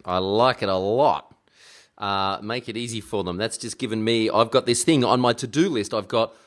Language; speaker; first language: English; early bilingual, other home language; German